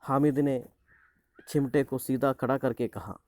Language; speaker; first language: Hindi; non-native, local second language; Malayalam